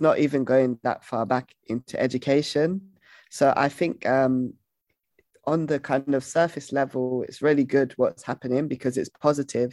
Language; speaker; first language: English; native; English